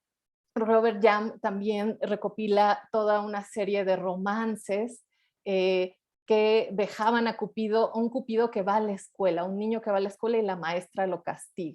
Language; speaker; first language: Spanish; native; Spanish